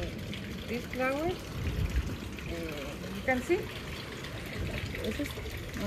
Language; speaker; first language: English; non-native, learner; Spanish